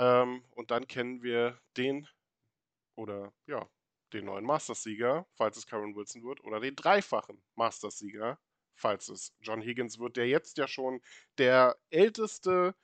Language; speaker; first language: German; native; German